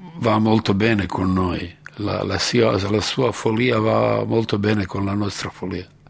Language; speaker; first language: Italian; non-native, fluent; Bosnian